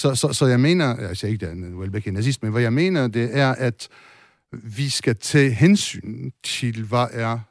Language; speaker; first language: Danish; non-native, fluent; French